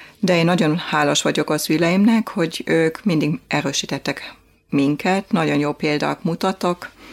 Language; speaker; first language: Hungarian; non-native, fluent; German